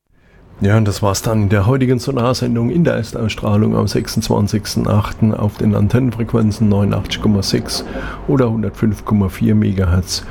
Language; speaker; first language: German; native; German